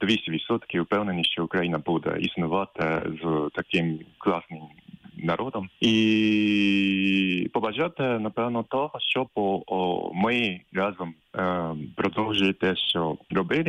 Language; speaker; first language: Ukrainian; non-native, fluent; Japanese